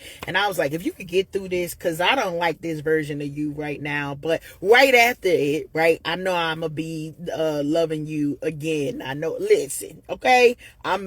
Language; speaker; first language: English; native; English